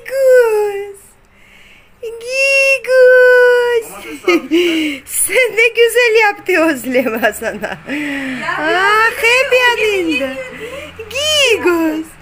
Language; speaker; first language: Turkish; non-native, learner; Russian